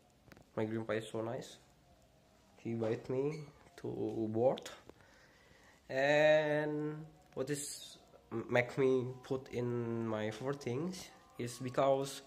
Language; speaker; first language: English; non-native, learner; Indonesian